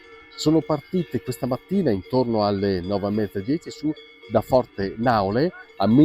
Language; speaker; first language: Italian; native; Italian